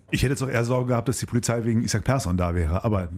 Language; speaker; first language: German; native; German